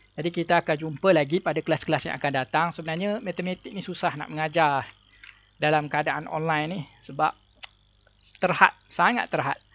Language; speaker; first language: Malay; native; Malay